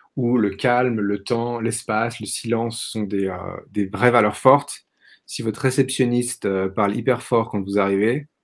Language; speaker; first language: French; native; French